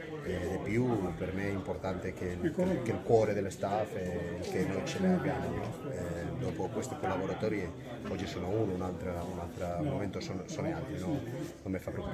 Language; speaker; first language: Italian; non-native, fluent; Spanish